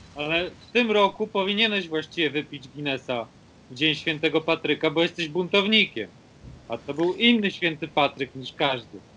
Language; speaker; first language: Polish; native; Polish